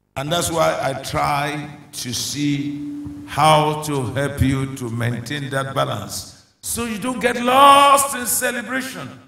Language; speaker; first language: English; non-native, local second language; Yoruba